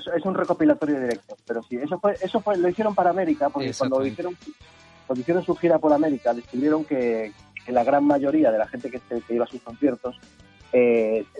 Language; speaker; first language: Spanish; native; Spanish